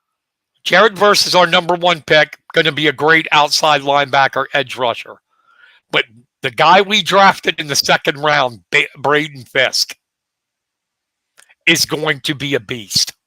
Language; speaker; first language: English; native; English